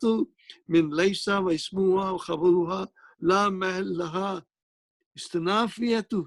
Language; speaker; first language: Arabic; non-native, fluent; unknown